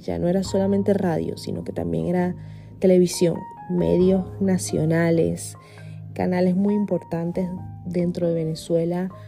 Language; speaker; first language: Spanish; native; Spanish